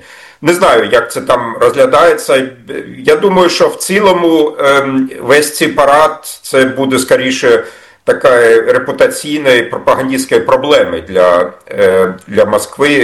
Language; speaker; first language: Ukrainian; non-native, fluent; German